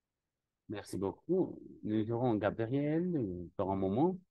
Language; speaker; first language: French; non-native, learner; Spanish